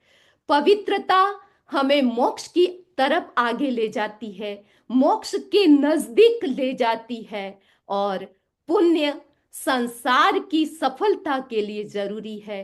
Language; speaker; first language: Hindi; native; Hindi